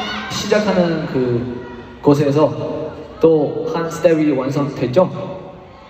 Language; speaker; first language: Korean; non-native, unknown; Chinese